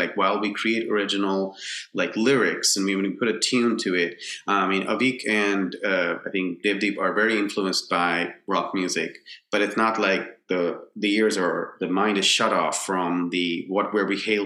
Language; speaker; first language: English; non-native, local second language; Bangla